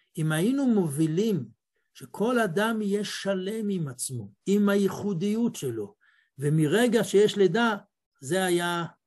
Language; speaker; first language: Hebrew; native; Hebrew